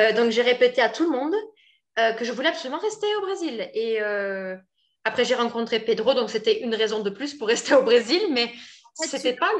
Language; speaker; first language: French; native; French